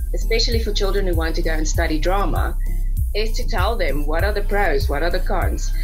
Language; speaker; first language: English; non-native, local second language; Afrikaans